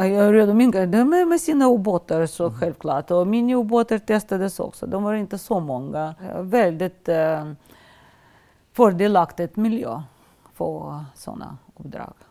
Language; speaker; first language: Swedish; non-native, fluent; Russian